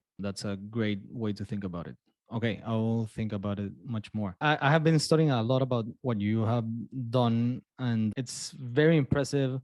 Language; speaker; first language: English; non-native, fluent; Spanish